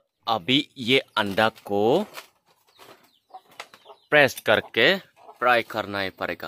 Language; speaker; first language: Hindi; non-native, local second language; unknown